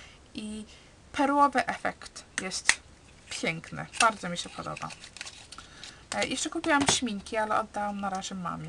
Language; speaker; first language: Polish; early bilingual, heritage; Polish